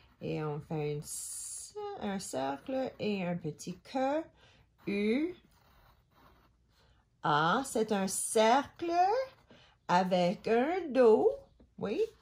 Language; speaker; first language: French; non-native, learner; English